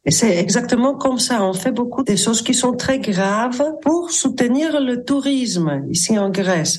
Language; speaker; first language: French; non-native, fluent; Greek